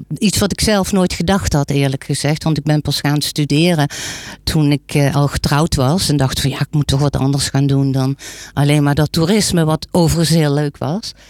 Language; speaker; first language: Dutch; native; Dutch